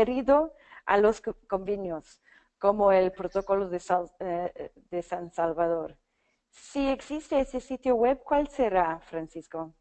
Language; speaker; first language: Spanish; non-native, fluent; English